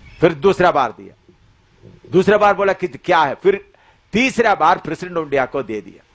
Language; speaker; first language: Hindi; non-native, local second language; Malayalam